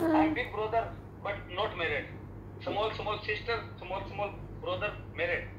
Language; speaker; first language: English; non-native, learner; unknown